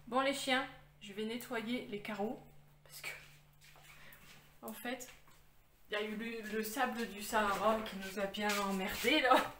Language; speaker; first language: French; native; French